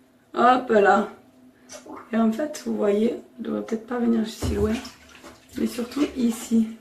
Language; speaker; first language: French; native; French